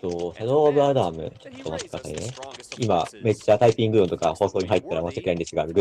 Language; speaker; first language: Japanese; native; Japanese